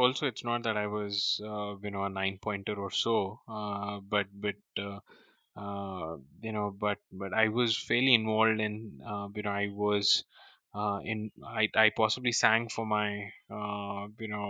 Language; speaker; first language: English; non-native, local second language; Hindi